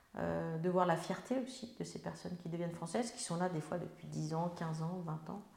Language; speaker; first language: French; native; French